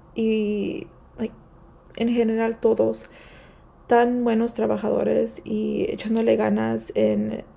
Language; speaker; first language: Spanish; early bilingual, heritage; Spanish